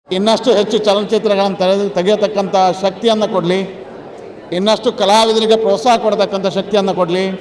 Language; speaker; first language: Kannada; native; Kannada